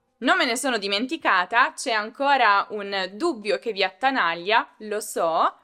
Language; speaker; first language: Italian; native; Italian